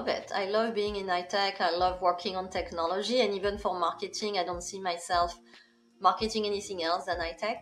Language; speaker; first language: English; non-native, fluent; French